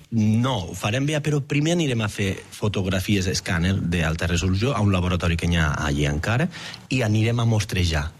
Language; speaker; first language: Catalan; native; Catalan